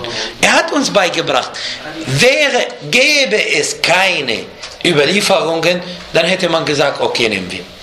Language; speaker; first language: German; non-native, fluent; Arabic